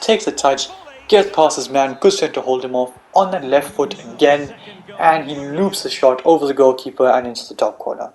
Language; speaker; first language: English; native; English